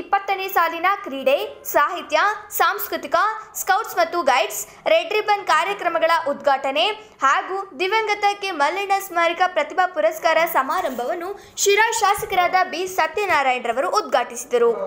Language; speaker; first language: Kannada; native; Kannada